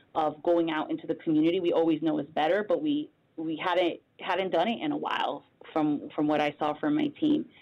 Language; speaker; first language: English; native; English